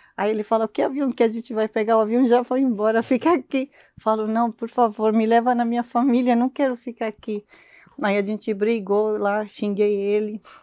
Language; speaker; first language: Portuguese; non-native, learner; Arabic